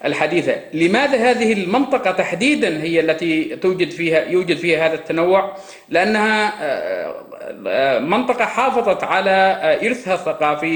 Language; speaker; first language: Arabic; non-native, local second language; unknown